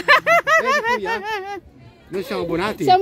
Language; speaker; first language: Italian; non-native, learner; Filipino